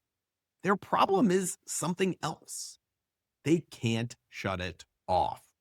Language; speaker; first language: English; native; English